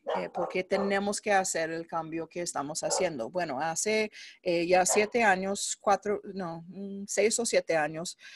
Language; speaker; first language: Spanish; non-native, fluent; English